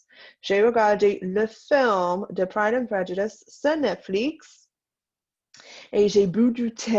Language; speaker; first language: French; non-native, fluent; English